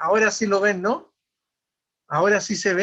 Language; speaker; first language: Spanish; native; Spanish